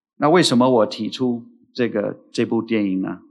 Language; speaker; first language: Chinese; non-native, fluent; English